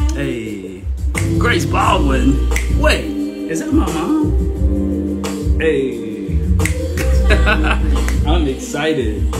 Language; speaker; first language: English; native; English